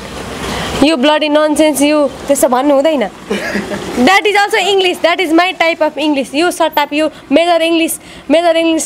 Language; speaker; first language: Nepali; native; Nepali